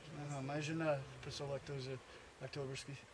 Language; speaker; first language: Russian; non-native, learner; English